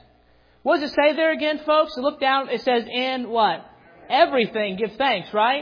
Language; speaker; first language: English; native; English